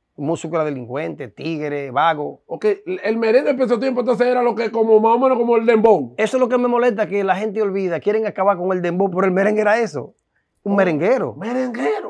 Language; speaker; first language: Spanish; native; Spanish